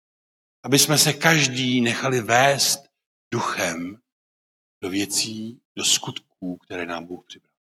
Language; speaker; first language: Czech; non-native, local second language; Polish